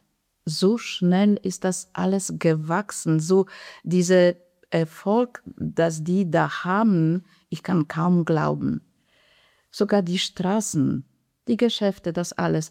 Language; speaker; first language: German; non-native, fluent; Polish